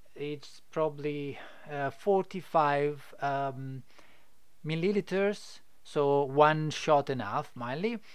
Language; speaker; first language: English; non-native, fluent; Italian